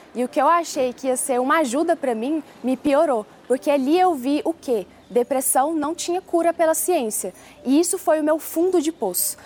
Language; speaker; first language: Portuguese; early bilingual, other home language; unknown